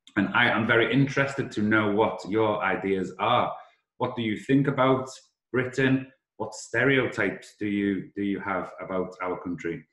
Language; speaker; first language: English; native; English